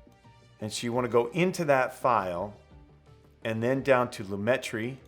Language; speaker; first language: English; native; English